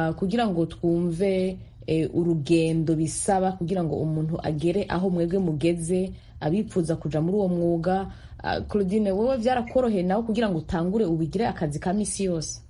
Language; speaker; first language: Rundi; native; Rundi